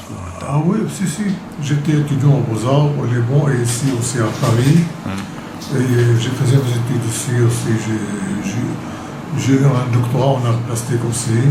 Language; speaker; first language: French; non-native, local second language; Arabic